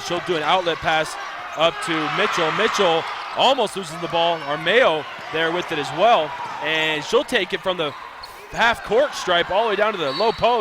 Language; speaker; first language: English; native; English